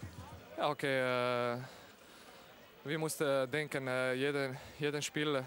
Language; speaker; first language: German; non-native, learner; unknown